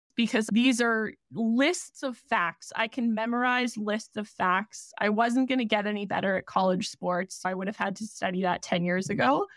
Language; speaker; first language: English; native; English